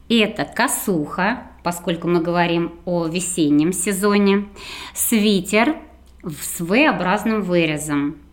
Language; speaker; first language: Russian; native; Russian